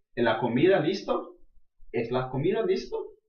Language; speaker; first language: Spanish; non-native, learner; English